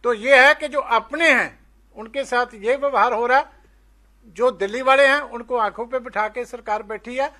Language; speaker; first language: Hindi; non-native, local second language; Punjabi